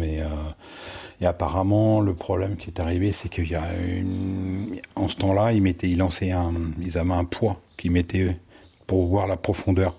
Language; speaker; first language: French; native; French